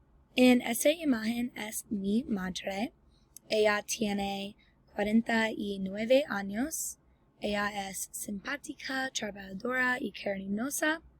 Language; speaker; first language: Spanish; non-native, learner; English